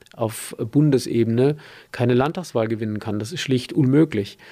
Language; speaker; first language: German; native; German